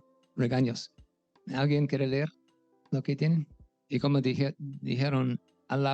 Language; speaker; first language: Spanish; non-native, fluent; English